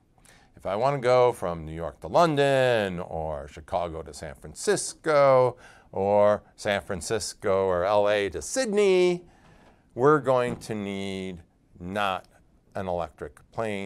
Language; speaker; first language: English; native; English